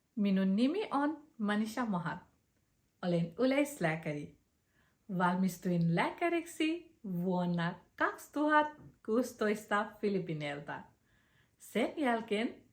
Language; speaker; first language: Finnish; non-native, learner; Nepali